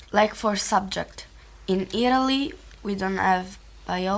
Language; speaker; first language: English; non-native, learner; Italian